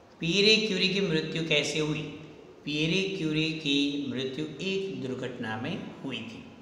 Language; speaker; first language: Hindi; non-native, local second language; Gujarati